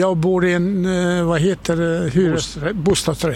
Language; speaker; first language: Swedish; non-native, fluent; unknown